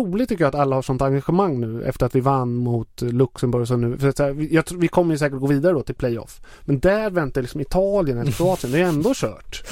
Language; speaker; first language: Swedish; native; Swedish